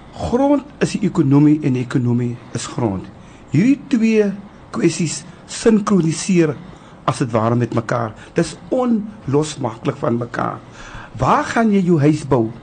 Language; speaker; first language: Afrikaans; native; Afrikaans